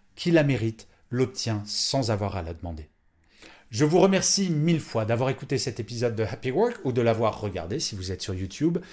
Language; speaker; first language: French; native; French